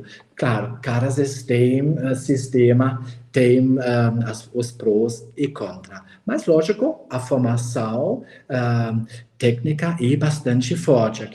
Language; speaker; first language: Portuguese; non-native, fluent; German